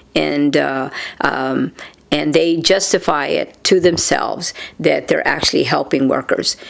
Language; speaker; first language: English; native; English